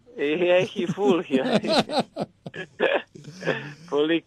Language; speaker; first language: Greek; non-native, fluent; Serbian